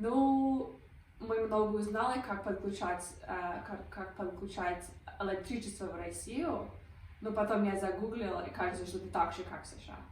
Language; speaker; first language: Russian; non-native, fluent; English